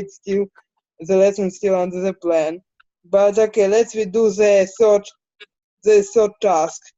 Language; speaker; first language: English; non-native, learner; Ukrainian